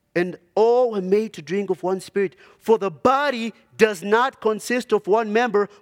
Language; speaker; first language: English; non-native, local second language; Shona